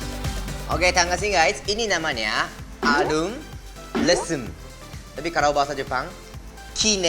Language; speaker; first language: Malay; non-native, learner; Japanese